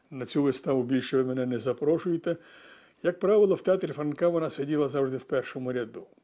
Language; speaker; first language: Ukrainian; native; Ukrainian